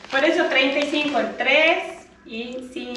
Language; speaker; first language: Spanish; native; Spanish